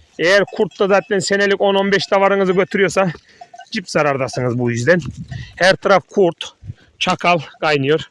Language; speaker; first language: Turkish; native; Turkish